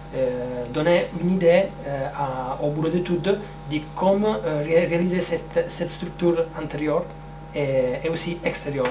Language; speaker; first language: French; non-native, fluent; Italian